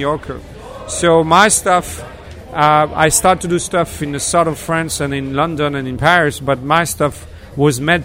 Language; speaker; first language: English; non-native, fluent; French